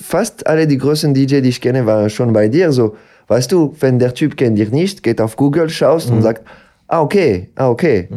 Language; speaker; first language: German; non-native, local second language; French